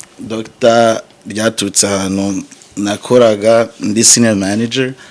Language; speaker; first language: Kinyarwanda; early bilingual, heritage; Kinyarwanda